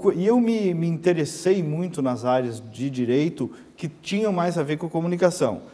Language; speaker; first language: Portuguese; native; Portuguese